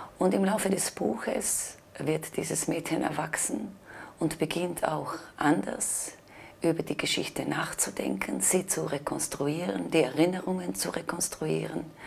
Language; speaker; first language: German; non-native, local second language; Slovenian